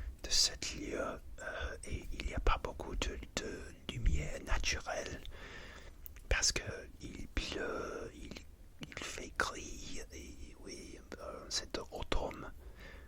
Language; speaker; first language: French; non-native, learner; English